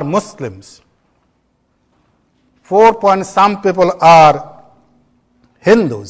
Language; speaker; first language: English; non-native, local second language; Bangla